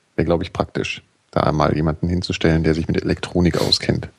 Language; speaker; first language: German; native; German